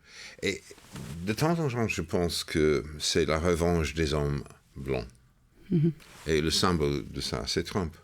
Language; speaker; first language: French; non-native, fluent; English